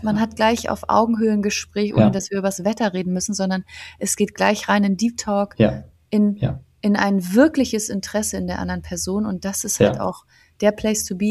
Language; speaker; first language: German; native; German